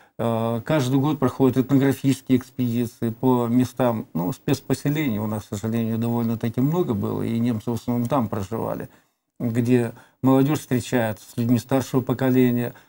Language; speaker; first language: Russian; native; Russian